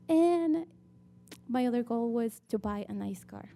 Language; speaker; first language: English; early bilingual, other home language; Spanish